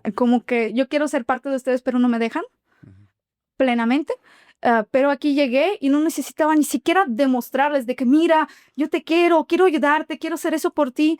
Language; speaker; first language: Spanish; non-native, fluent; Ukrainian